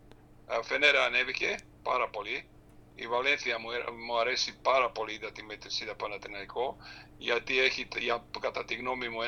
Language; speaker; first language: Greek; non-native, fluent; Serbian